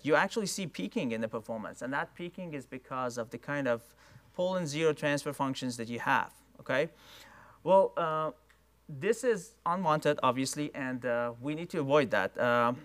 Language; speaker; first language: English; non-native, fluent; Persian